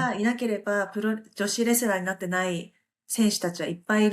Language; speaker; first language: Japanese; native; Japanese